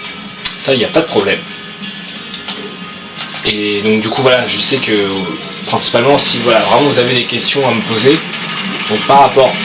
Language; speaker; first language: French; native; French